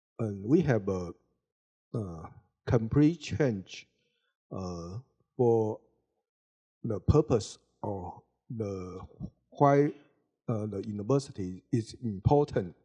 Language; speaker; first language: English; non-native, learner; Chinese